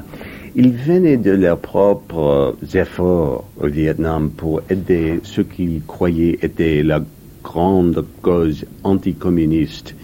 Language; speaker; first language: French; non-native, fluent; English